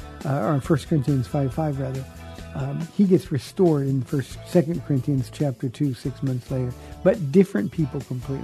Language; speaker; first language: English; native; English